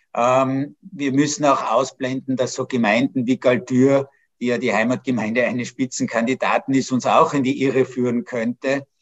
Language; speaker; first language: German; native; German